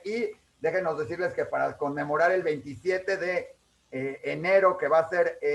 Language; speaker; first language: Spanish; native; Spanish